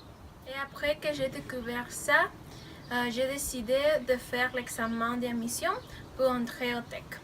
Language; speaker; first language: French; non-native, learner; Spanish